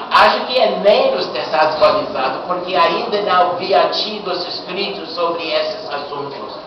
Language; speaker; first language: Portuguese; non-native, fluent; English